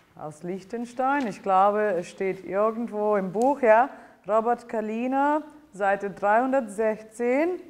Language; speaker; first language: German; non-native, fluent; English